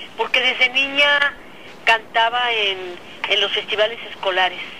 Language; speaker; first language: Spanish; native; Spanish